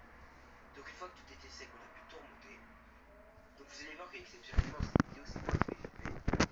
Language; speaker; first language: French; native; French